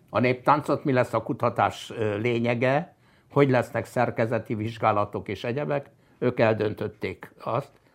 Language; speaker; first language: Hungarian; native; Hungarian